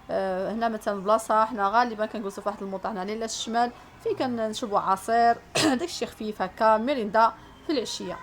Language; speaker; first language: Arabic; native; Arabic